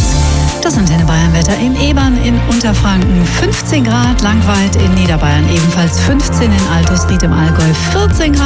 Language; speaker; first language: German; native; German